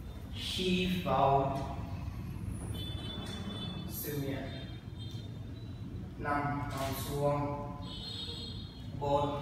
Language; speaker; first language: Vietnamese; non-native, learner; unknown